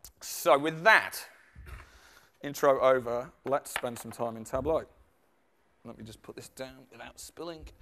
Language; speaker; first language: English; native; English